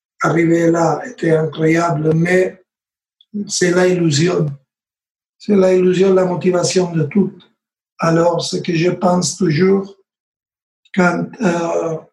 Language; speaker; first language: French; non-native, learner; Spanish